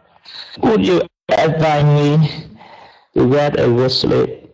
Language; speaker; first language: English; non-native, learner; Vietnamese